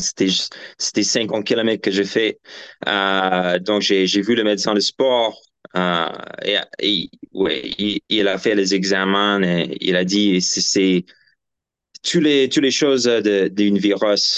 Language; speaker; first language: French; non-native, fluent; English